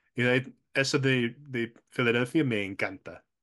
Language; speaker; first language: Spanish; non-native, fluent; English